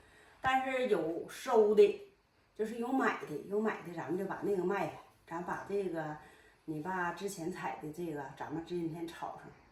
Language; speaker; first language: Chinese; native; Chinese